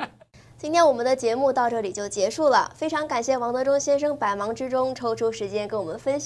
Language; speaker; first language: Chinese; native; Chinese